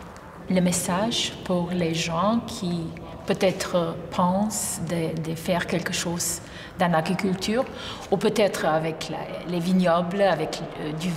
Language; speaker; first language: French; non-native, learner; Slovenian